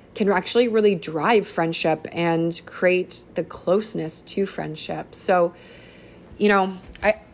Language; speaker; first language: English; native; English